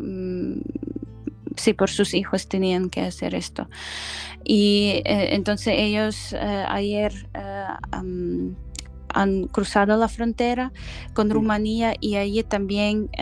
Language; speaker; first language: Spanish; non-native, fluent; Ukrainian